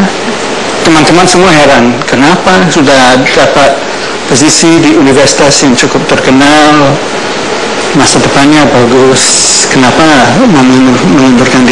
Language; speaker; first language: Indonesian; non-native, fluent; English